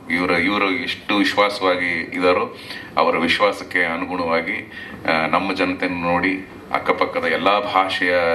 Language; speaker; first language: Kannada; native; Kannada